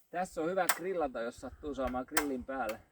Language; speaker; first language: Finnish; native; Finnish